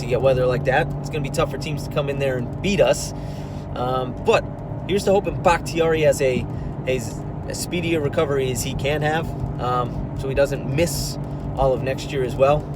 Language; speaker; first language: English; native; English